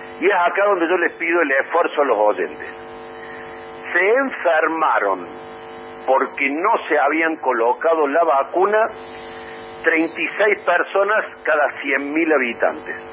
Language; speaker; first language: Spanish; native; Spanish